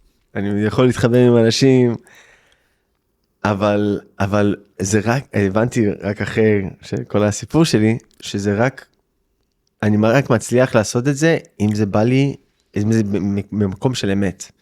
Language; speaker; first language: Hebrew; early bilingual, heritage; English